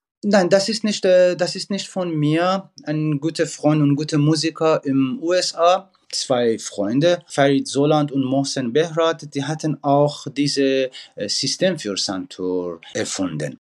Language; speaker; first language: German; non-native, fluent; Persian